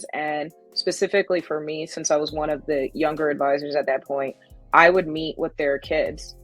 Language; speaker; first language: English; native; English